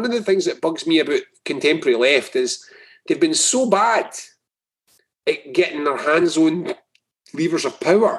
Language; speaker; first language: English; native; English